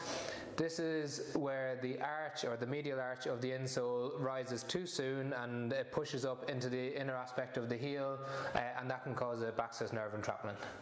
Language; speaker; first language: English; native; English